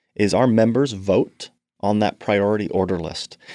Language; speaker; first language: English; native; English